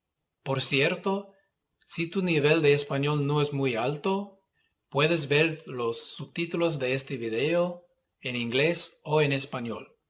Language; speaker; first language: Spanish; non-native, fluent; English